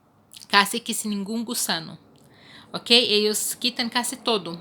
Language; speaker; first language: Spanish; non-native, fluent; Portuguese